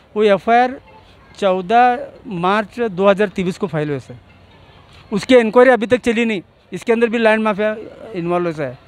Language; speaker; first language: Hindi; non-native, local second language; Urdu